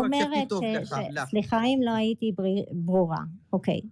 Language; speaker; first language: Hebrew; early bilingual, other home language; English